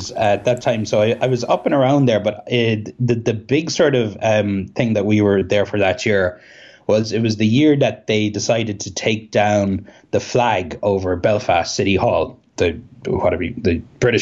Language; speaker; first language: English; native; English